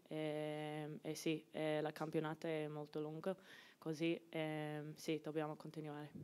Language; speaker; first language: Italian; non-native, learner; English